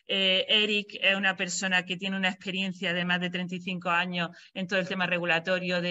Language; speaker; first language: Spanish; native; Spanish